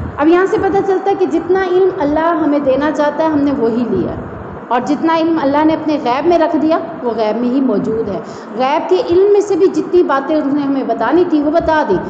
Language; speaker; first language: Urdu; non-native, local second language; Saraiki